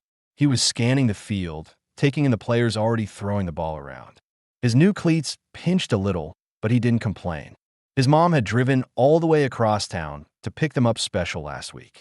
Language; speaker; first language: English; native; English